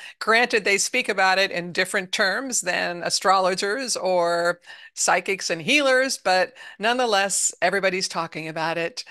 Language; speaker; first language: English; native; English